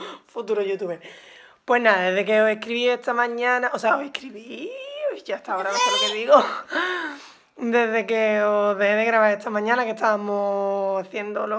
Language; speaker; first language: Spanish; native; Spanish